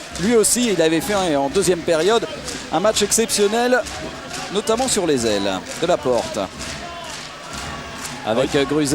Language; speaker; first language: French; native; French